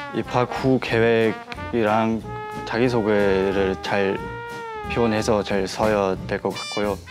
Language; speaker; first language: Korean; non-native, fluent; Mongolian